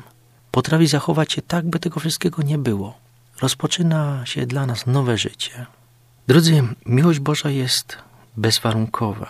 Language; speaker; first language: Polish; native; Polish